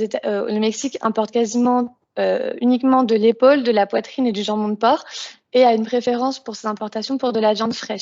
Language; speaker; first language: French; native; French